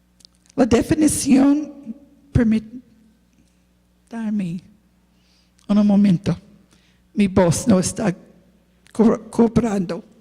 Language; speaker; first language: Spanish; non-native, learner; English